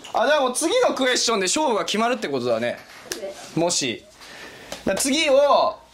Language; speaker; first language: Japanese; native; Japanese